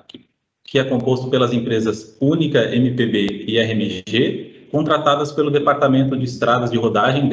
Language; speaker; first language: Portuguese; native; Portuguese